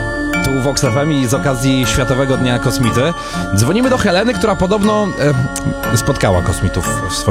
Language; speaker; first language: Polish; native; Polish